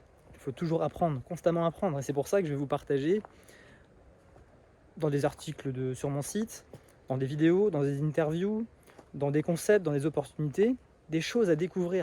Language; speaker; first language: French; native; French